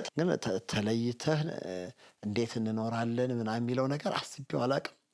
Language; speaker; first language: Amharic; non-native, local second language; Sebat Bet Gurage